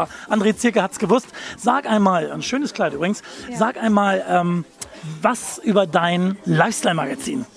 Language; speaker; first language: German; native; German